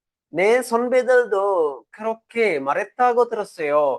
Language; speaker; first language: Korean; non-native, fluent; Sinhala